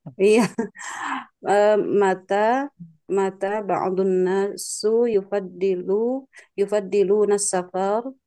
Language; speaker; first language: Arabic; non-native, learner; Indonesian